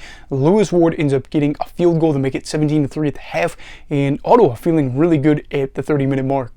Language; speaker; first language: English; native; English